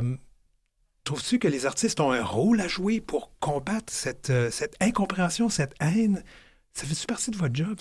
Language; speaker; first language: French; native; French